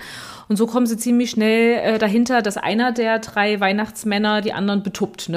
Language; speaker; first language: German; native; German